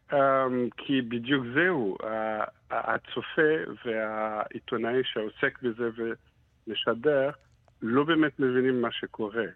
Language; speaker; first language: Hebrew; non-native, fluent; Arabic